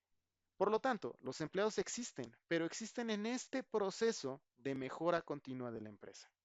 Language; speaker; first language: Spanish; native; Spanish